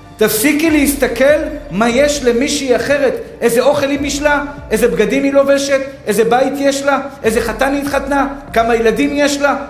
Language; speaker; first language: Hebrew; native; Hebrew